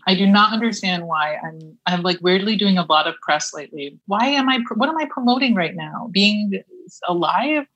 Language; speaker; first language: English; early bilingual, other home language; Persian